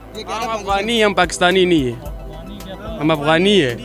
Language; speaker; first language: Hindi; non-native, fluent; Pashto